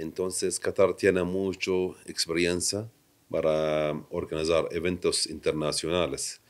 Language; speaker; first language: Spanish; non-native, learner; Arabic